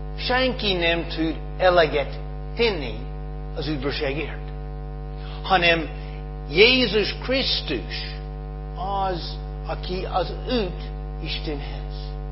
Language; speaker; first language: Hungarian; non-native, fluent; English